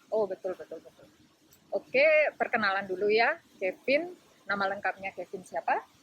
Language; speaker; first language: Indonesian; native; Indonesian